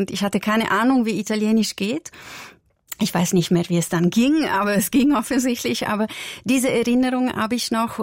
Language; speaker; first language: German; non-native, local second language; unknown